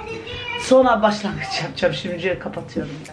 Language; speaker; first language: Turkish; early bilingual, other home language; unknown